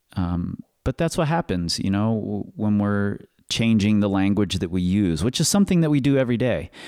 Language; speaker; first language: English; native; English